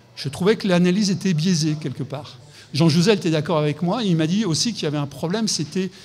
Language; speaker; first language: French; native; French